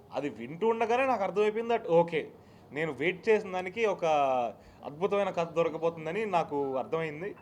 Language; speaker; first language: Telugu; native; Telugu